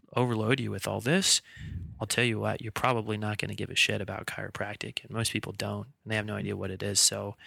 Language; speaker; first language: English; native; English